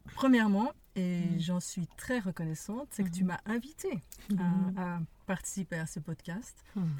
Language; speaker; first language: French; native; French